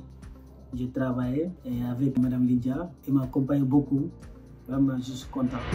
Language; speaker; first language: French; non-native, local second language; Soninke